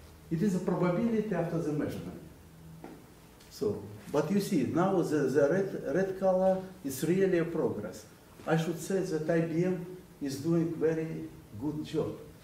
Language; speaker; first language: English; non-native, fluent; Russian